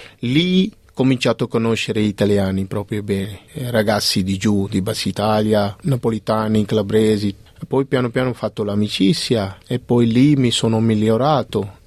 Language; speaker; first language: Italian; non-native, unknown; Punjabi